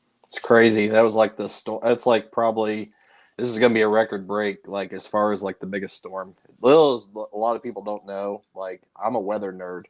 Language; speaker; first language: English; native; English